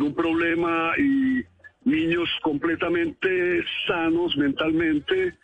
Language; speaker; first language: Spanish; native; Spanish